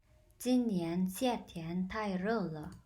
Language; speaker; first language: Chinese; non-native, fluent; Mongolian